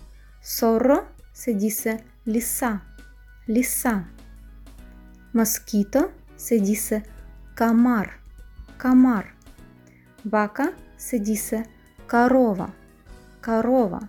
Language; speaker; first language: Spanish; non-native, fluent; Russian